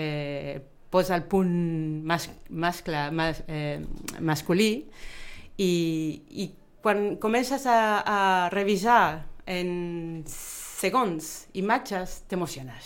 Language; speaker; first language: Catalan; non-native, fluent; Spanish